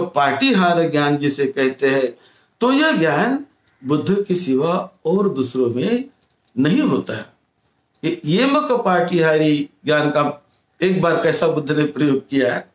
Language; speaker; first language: Hindi; non-native, local second language; Marathi